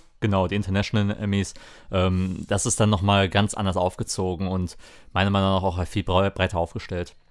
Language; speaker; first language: German; native; German